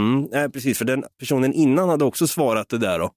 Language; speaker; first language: Swedish; native; Swedish